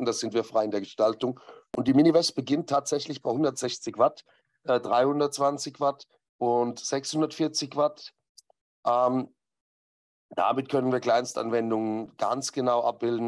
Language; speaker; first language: German; native; German